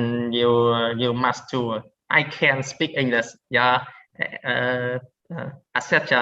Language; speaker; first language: English; non-native, learner; Vietnamese